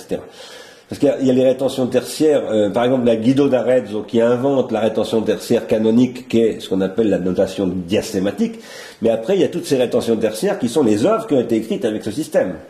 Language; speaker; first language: French; native; French